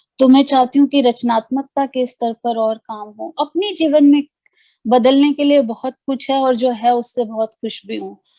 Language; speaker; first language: Hindi; native; Hindi